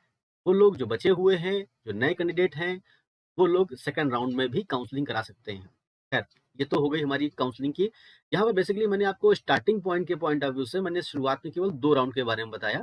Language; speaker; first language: Hindi; native; Hindi